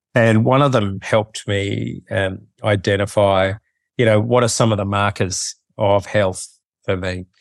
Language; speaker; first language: English; native; English